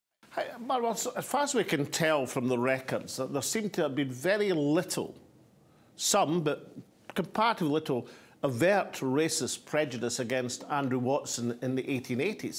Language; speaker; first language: English; native; English